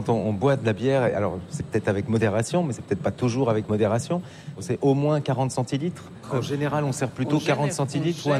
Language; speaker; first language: French; native; French